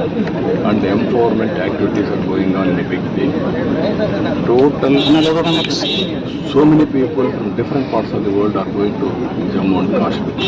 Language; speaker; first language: English; non-native, local second language; Telugu